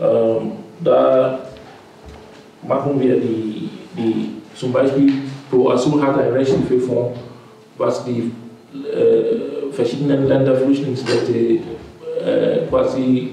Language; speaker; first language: German; non-native, fluent; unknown